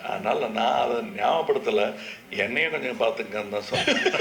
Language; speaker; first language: Tamil; native; Tamil